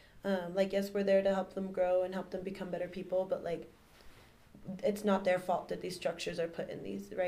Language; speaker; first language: English; native; English